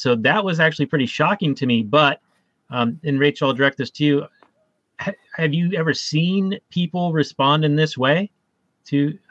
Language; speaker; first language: English; native; English